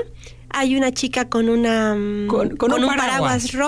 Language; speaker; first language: Spanish; native; Spanish